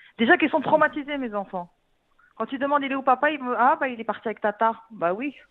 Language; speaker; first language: French; early bilingual, other home language; Arabic